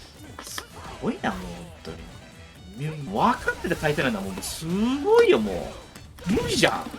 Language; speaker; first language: Japanese; native; Japanese